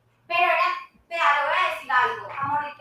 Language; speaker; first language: Spanish; native; Spanish